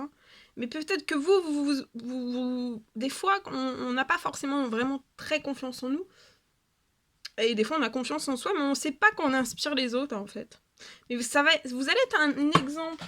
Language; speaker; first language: French; native; French